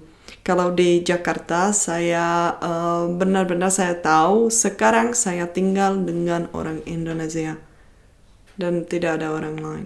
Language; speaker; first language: Indonesian; non-native, fluent; Czech